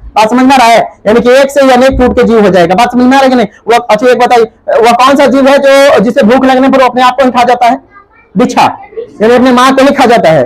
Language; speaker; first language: Hindi; native; Hindi